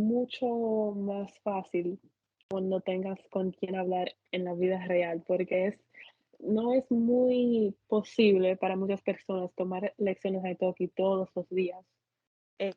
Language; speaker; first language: Spanish; non-native, fluent; English